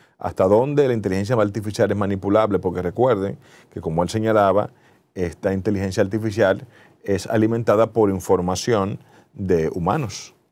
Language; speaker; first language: Spanish; native; Spanish